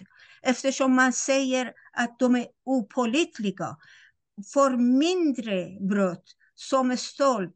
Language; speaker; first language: Swedish; non-native, fluent; Persian